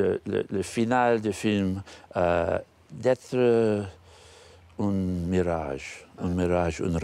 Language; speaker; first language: French; non-native, learner; English